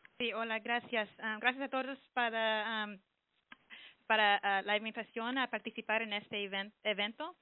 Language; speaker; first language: Spanish; early bilingual, heritage; English